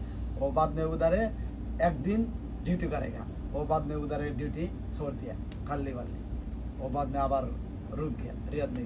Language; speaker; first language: Hindi; non-native, learner; Bangla